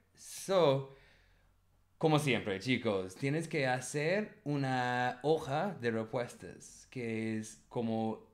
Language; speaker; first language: Spanish; non-native, learner; English